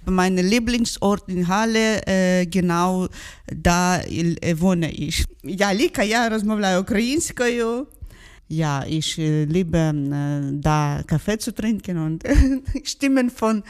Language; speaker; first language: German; non-native, learner; Ukrainian